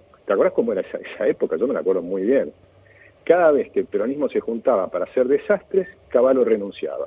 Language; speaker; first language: Spanish; native; Spanish